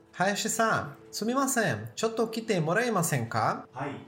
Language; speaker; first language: Japanese; non-native, learner; Portuguese